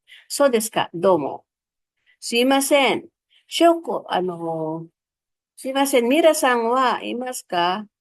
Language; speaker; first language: Japanese; non-native, fluent; Filipino